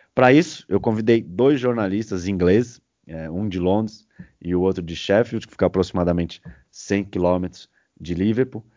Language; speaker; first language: Portuguese; native; Portuguese